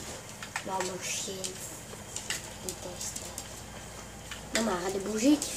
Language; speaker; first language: French; native; French